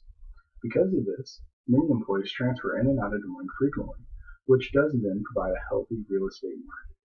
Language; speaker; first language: English; native; English